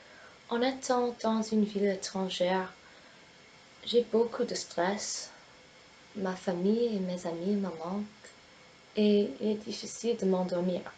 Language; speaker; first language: French; non-native, fluent; English